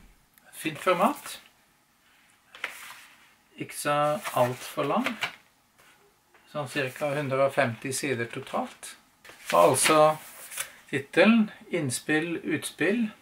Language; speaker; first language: Norwegian; native; Norwegian